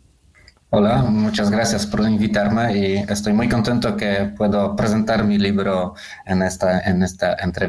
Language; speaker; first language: Spanish; non-native, learner; Polish